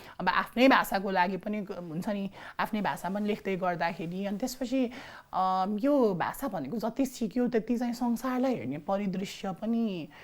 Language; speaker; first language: Nepali; native; Nepali